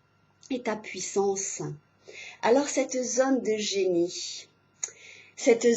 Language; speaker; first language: French; native; French